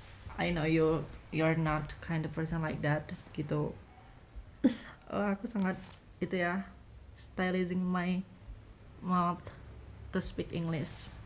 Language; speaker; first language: English; non-native, learner; Indonesian